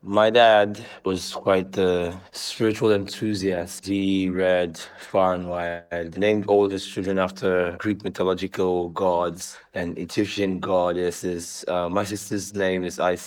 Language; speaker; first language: English; non-native, local second language; Igbo